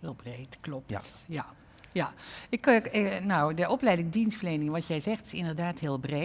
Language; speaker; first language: Dutch; native; Dutch